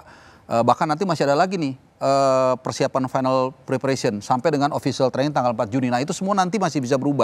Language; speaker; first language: Indonesian; native; Indonesian